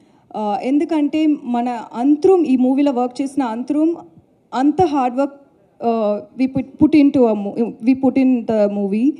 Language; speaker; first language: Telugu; non-native, learner; Tamil